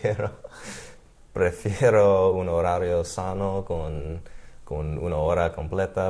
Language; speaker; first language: Spanish; non-native, fluent; English